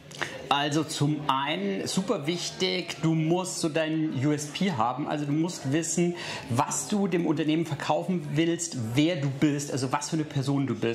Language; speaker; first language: German; native; German